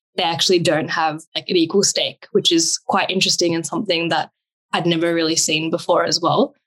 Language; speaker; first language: English; native; English